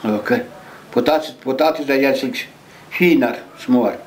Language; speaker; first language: Swedish; early bilingual, heritage; Swedish